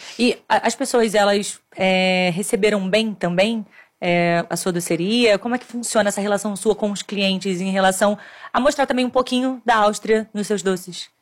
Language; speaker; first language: Portuguese; native; Portuguese